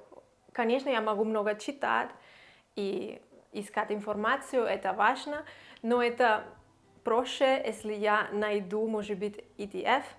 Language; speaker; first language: Russian; non-native, learner; Catalan